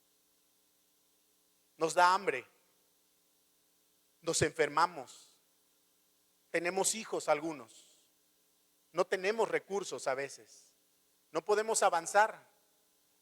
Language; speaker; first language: Spanish; native; Spanish